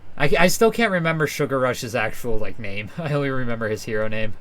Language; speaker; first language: English; native; English